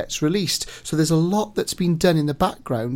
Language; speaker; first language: English; native; English